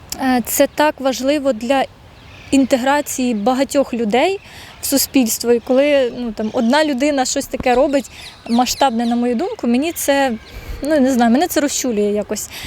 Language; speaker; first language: Ukrainian; native; Ukrainian